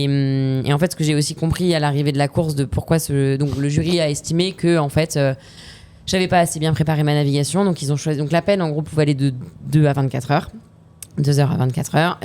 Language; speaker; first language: French; native; French